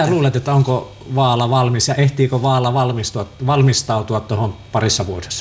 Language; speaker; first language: Finnish; native; Finnish